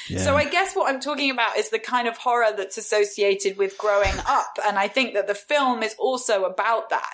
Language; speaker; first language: English; native; English